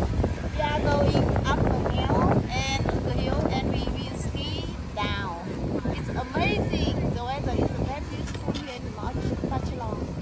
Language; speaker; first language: English; non-native, learner; Vietnamese